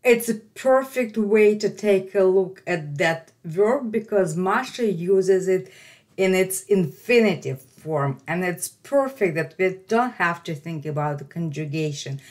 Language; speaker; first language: English; non-native, fluent; Russian